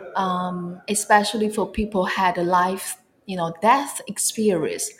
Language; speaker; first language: English; non-native, fluent; Chinese